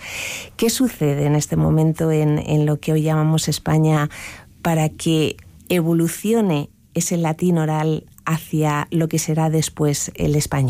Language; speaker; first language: Spanish; native; Spanish